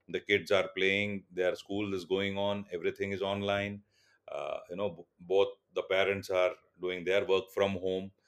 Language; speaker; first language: English; non-native, local second language; Tulu